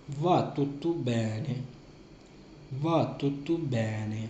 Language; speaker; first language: Italian; non-native, learner; Urdu